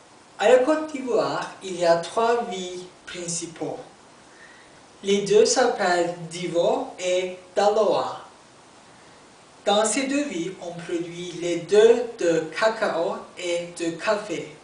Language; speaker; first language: French; non-native, learner; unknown